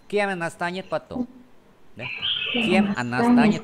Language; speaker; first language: Russian; non-native, fluent; Vietnamese